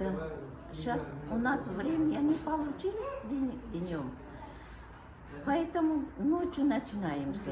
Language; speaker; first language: Russian; non-native, local second language; Uzbek